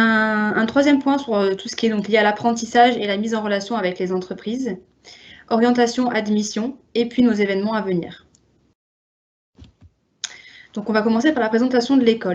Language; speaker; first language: French; native; French